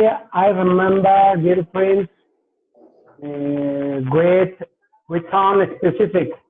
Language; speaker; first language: English; non-native, learner; Spanish